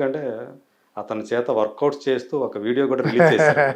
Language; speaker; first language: Telugu; native; Telugu